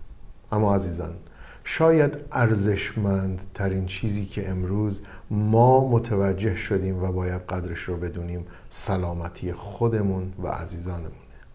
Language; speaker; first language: Persian; native; Persian